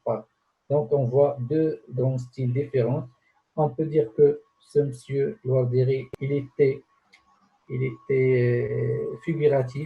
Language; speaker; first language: French; non-native, local second language; Arabic